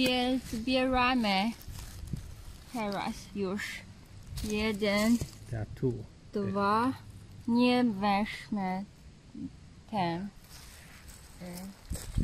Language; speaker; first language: Polish; non-native, learner; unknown